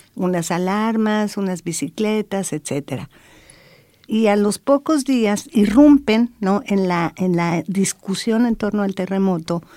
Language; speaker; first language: Spanish; native; Spanish